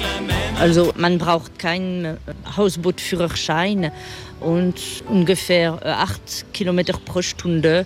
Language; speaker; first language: German; non-native, fluent; French